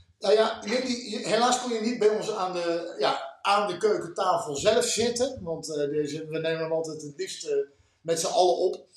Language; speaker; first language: Dutch; native; Dutch